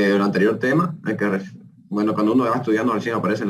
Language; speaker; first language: Spanish; native; Spanish